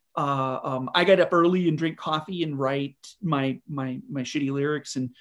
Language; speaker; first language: English; native; English